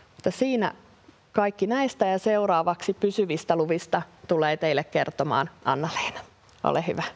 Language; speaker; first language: Finnish; native; Finnish